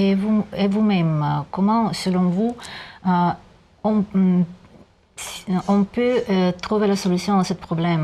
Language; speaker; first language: French; non-native, learner; Russian